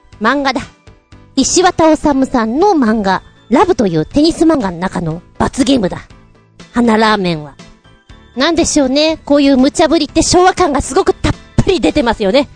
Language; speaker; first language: Japanese; native; Japanese